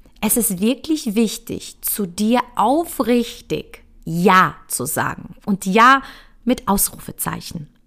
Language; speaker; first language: German; early bilingual, other home language; Polish